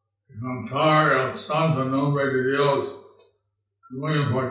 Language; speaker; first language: Spanish; non-native, learner; English